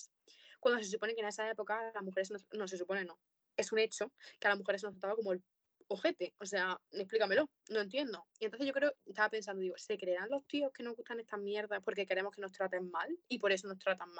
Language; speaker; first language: Spanish; native; Spanish